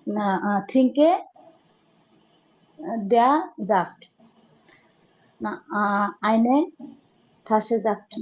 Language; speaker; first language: German; non-native, learner; Bangla